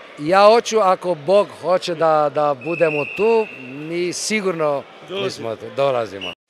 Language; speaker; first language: Bosnian; non-native, fluent; Romanian